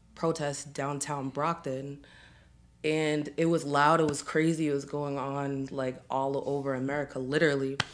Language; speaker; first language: English; native; English